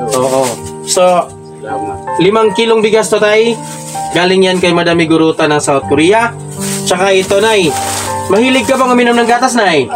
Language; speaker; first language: Filipino; non-native, local second language; Waray